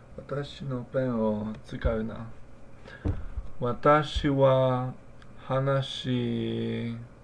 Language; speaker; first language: Japanese; non-native, learner; English